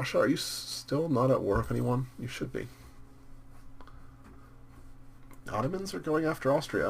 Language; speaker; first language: English; native; English